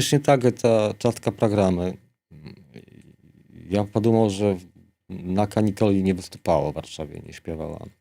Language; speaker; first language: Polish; non-native, local second language; Belarusian